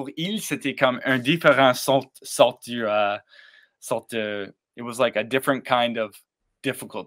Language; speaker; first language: French; non-native, learner; English